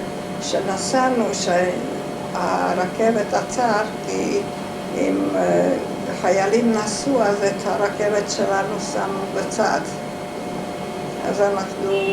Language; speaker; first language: Hebrew; non-native, fluent; Hungarian